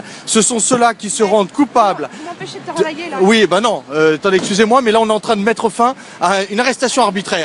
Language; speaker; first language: French; native; French